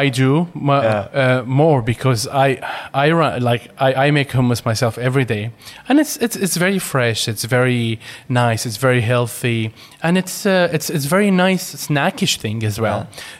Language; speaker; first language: English; non-native, fluent; Arabic